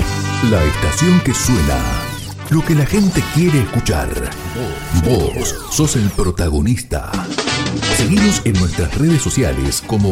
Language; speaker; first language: Spanish; native; Spanish